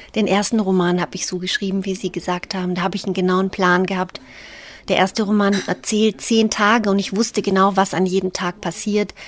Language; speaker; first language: German; native; German